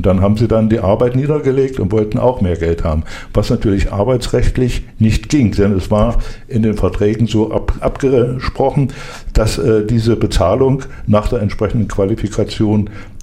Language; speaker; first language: German; native; German